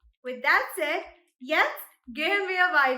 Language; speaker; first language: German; non-native, fluent; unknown